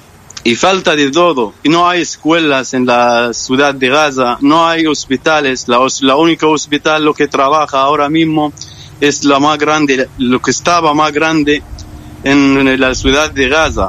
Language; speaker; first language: Spanish; non-native, fluent; Arabic